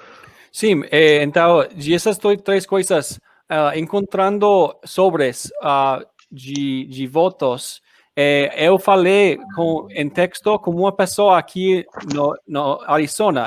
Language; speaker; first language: Portuguese; non-native, learner; English